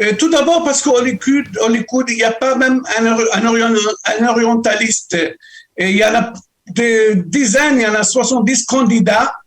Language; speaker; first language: French; non-native, local second language; Arabic